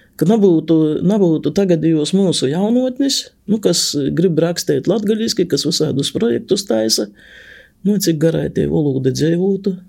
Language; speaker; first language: Latvian; native; Latvian